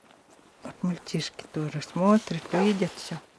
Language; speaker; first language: Russian; native; Russian